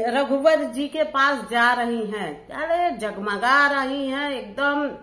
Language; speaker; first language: Hindi; native; Hindi